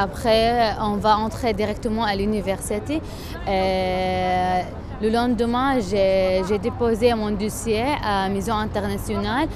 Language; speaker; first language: French; non-native, learner; Arabic